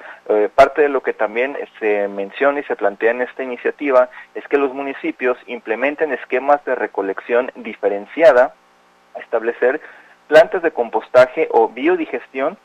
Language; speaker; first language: Spanish; native; Spanish